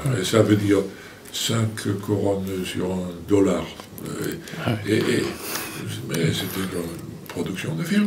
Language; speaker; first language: French; non-native, fluent; Swedish